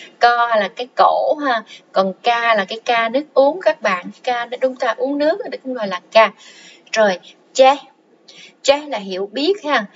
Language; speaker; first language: Vietnamese; non-native, local second language; Khmer